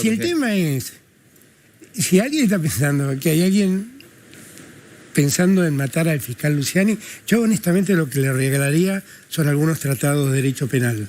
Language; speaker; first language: Spanish; native; Spanish